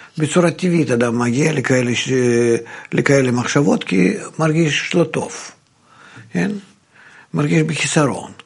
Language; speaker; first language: Hebrew; native; Hebrew